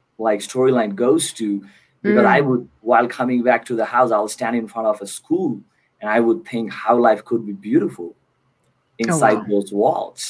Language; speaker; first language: English; non-native, local second language; Bangla